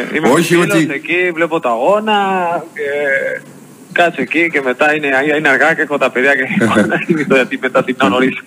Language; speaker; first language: Greek; non-native, learner; Spanish